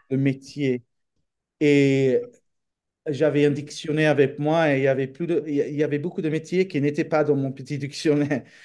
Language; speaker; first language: French; non-native, fluent; English